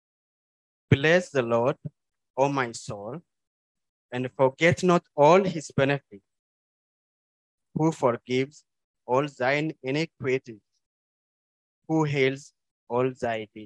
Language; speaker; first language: English; non-native, fluent; Oromo